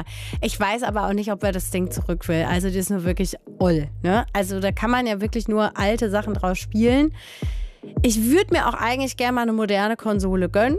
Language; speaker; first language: German; native; German